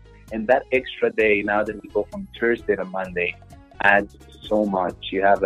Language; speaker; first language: English; non-native, fluent; Hebrew